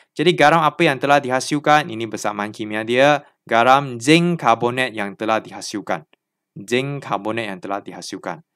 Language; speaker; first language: Malay; non-native, local second language; Chinese